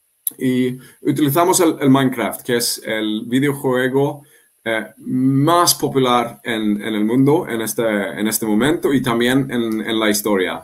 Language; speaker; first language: Spanish; non-native, fluent; Swedish